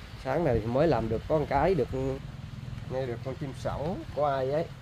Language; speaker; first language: Vietnamese; native; Vietnamese